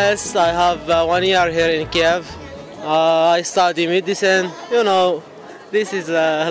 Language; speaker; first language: English; non-native, learner; Arabic